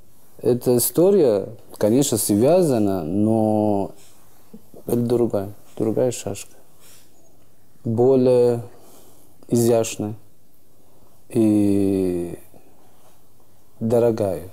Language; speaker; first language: Russian; non-native, learner; Persian